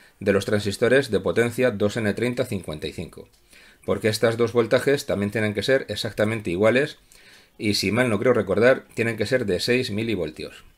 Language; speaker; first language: Spanish; native; Spanish